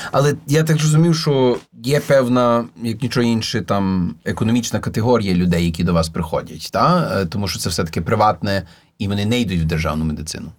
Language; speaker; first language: Ukrainian; native; Ukrainian